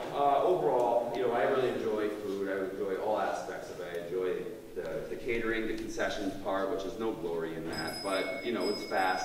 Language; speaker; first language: English; native; English